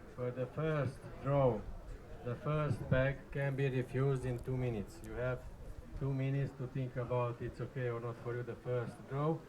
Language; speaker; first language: English; non-native, learner; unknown